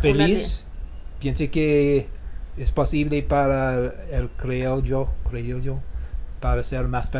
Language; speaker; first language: Spanish; non-native, learner; English